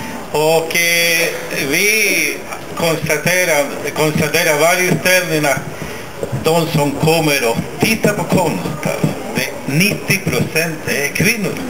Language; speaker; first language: Swedish; non-native, fluent; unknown